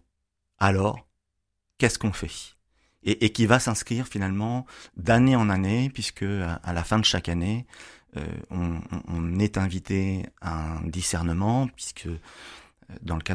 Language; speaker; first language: French; native; French